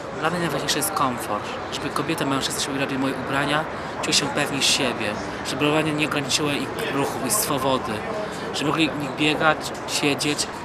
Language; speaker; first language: Polish; early bilingual, other home language; Vietnamese